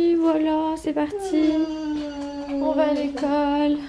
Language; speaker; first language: French; native; French